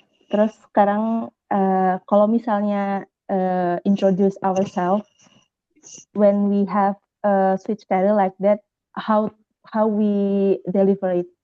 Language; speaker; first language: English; non-native, learner; Indonesian